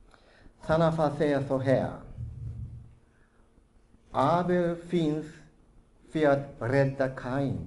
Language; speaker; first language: Swedish; non-native, fluent; Japanese